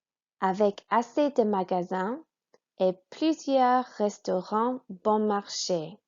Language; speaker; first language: French; non-native, fluent; English